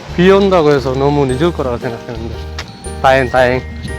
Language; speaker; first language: Korean; non-native, fluent; Sinhala